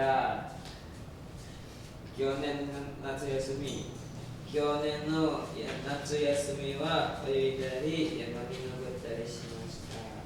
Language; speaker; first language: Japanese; non-native, learner; Indonesian